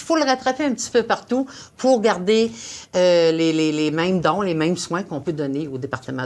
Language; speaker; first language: French; native; French